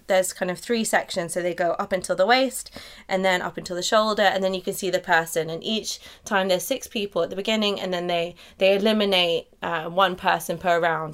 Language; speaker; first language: English; native; English